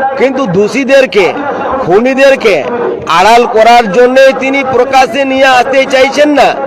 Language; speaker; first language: Bangla; non-native, local second language; Santali